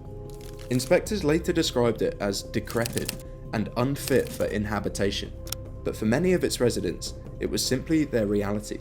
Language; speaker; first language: English; native; English